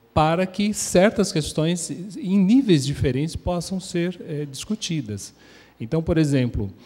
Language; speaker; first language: Portuguese; native; Portuguese